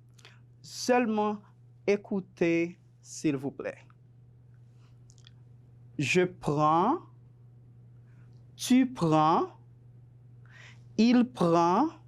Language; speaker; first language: French; non-native, fluent; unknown